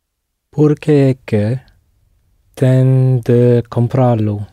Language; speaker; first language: Portuguese; non-native, learner; English